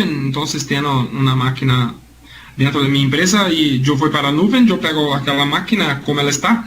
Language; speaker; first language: Spanish; non-native, learner; Portuguese